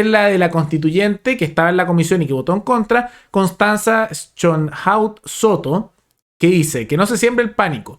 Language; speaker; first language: Spanish; native; Spanish